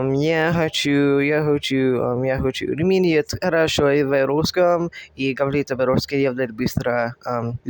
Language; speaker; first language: Russian; non-native, learner; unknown